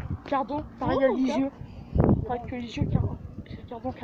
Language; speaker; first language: French; native; French